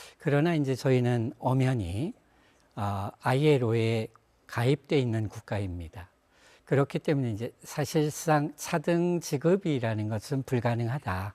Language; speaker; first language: Korean; native; Korean